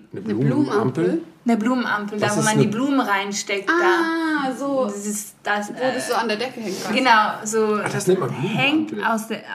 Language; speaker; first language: German; early bilingual, heritage; French